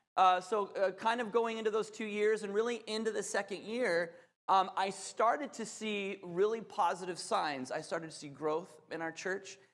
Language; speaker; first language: English; native; English